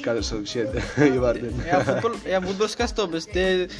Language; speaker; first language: Norwegian; non-native, learner; Spanish